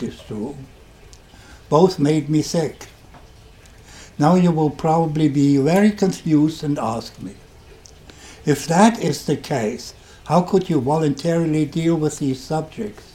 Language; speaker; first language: English; non-native, fluent; German